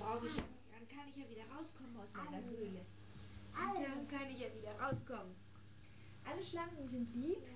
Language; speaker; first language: German; native; German